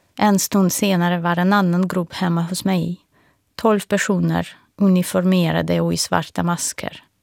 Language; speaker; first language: Swedish; non-native, fluent; Russian